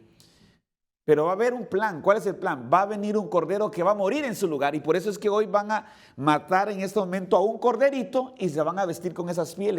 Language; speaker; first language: Spanish; native; Spanish